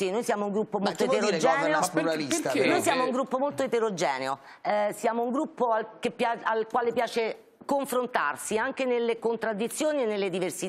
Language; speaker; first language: Italian; native; Italian